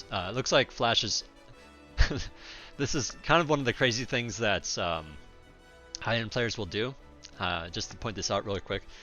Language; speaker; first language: English; native; English